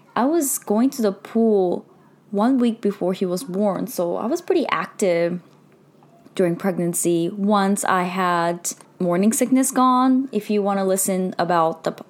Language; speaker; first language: English; early bilingual, heritage; Japanese